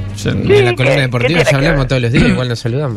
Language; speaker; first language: Spanish; native; Spanish